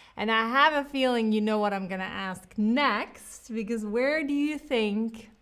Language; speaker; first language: English; non-native, fluent; German